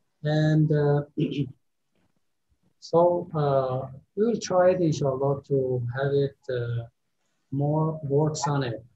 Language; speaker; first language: English; non-native, fluent; Persian